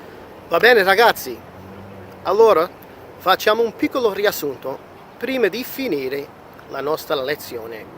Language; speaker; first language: Italian; non-native, fluent; English